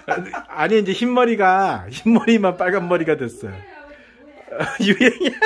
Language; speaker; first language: Korean; native; Korean